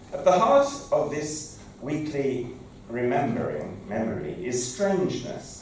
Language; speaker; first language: English; native; English